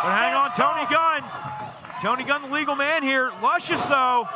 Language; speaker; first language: English; native; English